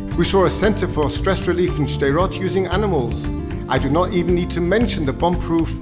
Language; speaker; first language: English; native; English